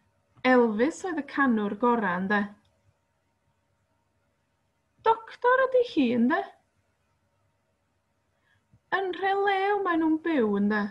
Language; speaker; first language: Welsh; non-native, fluent; Spanish